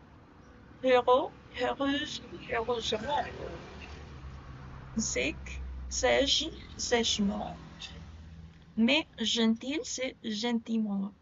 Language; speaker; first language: French; non-native, learner; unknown